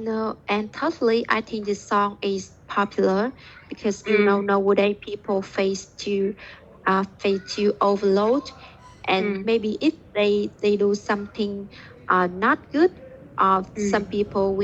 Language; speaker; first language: English; non-native, learner; Vietnamese